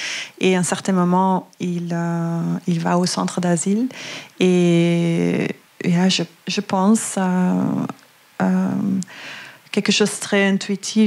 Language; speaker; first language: French; non-native, learner; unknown